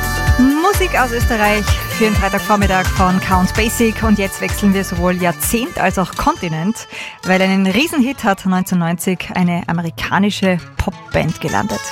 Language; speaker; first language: German; native; German